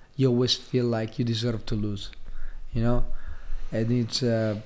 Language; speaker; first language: English; non-native, fluent; Italian